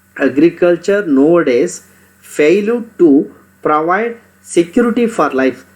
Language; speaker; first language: English; non-native, local second language; Kannada